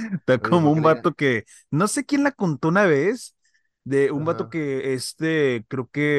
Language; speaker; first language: Spanish; native; Spanish